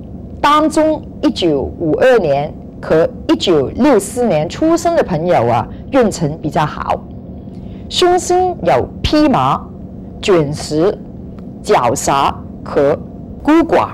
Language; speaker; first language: Chinese; non-native, local second language; Cantonese